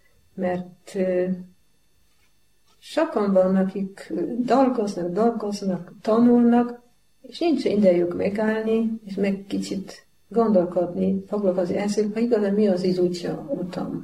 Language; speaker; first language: Hungarian; non-native, fluent; Polish